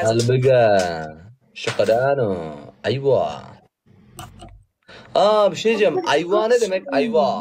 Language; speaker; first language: Turkish; native; Turkish